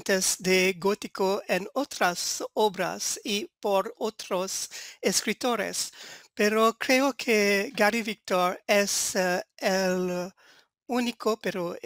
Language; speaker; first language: Spanish; non-native, fluent; French